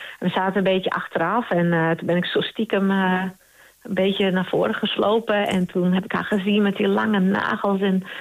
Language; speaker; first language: Dutch; non-native, local second language; Western Frisian